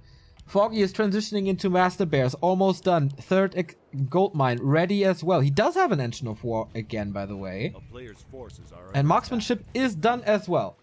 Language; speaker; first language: English; non-native, fluent; German